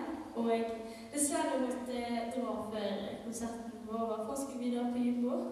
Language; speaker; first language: Norwegian; native; Norwegian